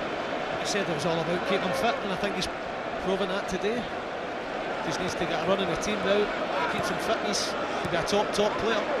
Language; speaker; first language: English; native; English